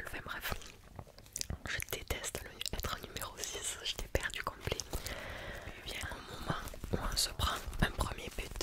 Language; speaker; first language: French; native; French